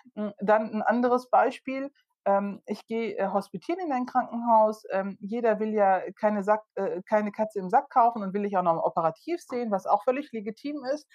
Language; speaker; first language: German; early bilingual, other home language; Turkish